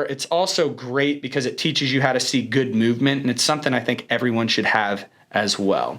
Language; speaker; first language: English; native; English